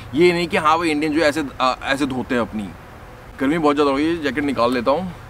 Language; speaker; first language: Hindi; native; Hindi